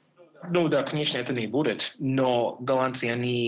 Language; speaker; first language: Russian; non-native, fluent; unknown